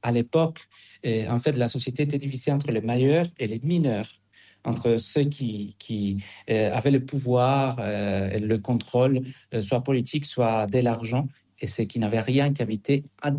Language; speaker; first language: French; non-native, fluent; Spanish